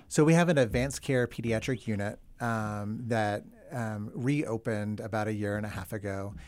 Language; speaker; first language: English; native; English